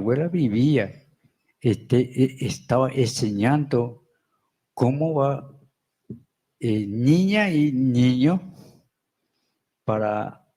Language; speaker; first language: Spanish; non-native, local second language; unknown